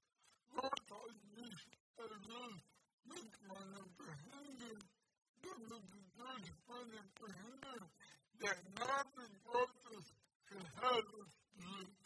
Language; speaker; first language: German; non-native, learner; Russian